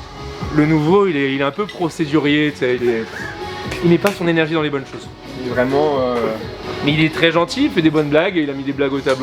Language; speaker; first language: French; native; French